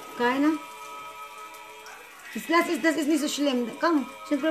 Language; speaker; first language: German; non-native, learner; Cebuano